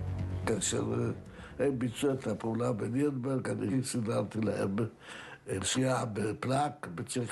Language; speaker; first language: Hebrew; non-native, fluent; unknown